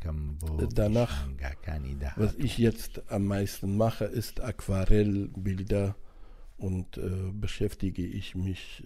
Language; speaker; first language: German; non-native, fluent; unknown